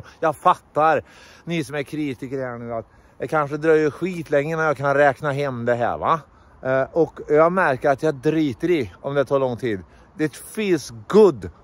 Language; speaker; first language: Swedish; native; Swedish